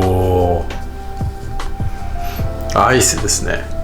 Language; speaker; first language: Japanese; native; Japanese